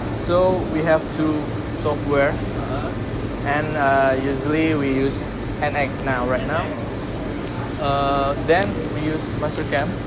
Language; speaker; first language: English; non-native, learner; Indonesian